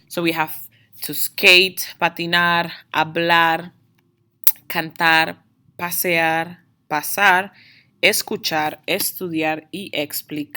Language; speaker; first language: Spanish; non-native, fluent; English